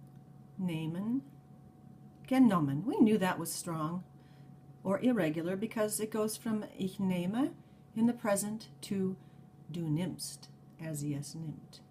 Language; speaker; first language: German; non-native, fluent; English